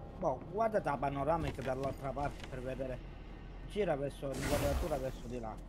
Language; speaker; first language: Italian; native; Italian